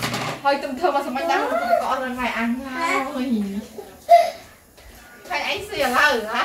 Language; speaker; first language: Korean; non-native, learner; Khmer